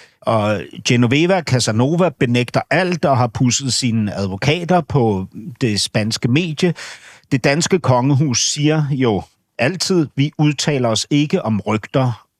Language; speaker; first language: Danish; native; Danish